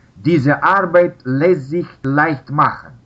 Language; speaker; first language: German; non-native, learner; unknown